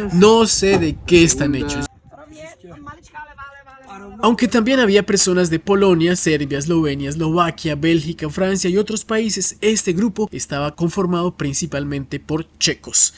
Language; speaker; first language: Spanish; native; Spanish